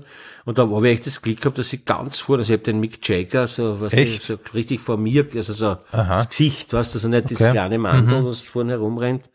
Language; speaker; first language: German; native; German